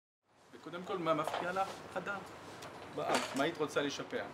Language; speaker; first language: Hebrew; non-native, fluent; French